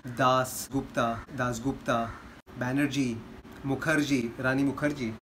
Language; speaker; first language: English; non-native, local second language; Hindi